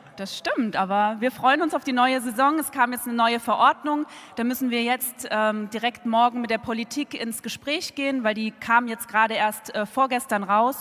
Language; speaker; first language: German; native; German